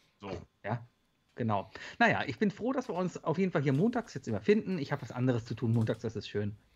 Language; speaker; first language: German; native; German